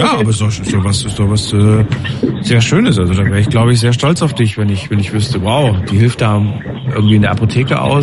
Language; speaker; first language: German; native; German